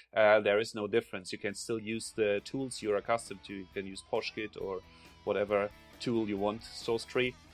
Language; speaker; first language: English; non-native, fluent; German